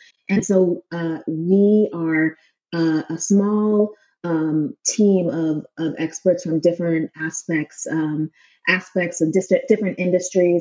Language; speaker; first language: English; native; English